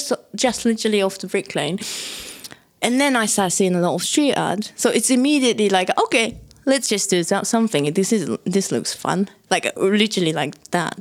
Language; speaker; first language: English; non-native, fluent; Japanese